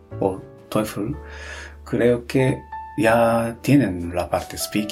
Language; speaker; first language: Spanish; non-native, fluent; Japanese